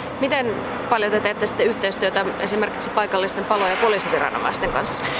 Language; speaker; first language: Finnish; native; Finnish